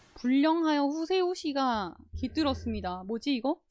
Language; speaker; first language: Korean; native; Korean